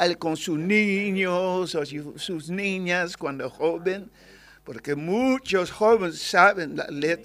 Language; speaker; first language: Spanish; non-native, learner; English